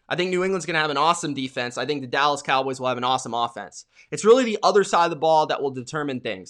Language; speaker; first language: English; native; English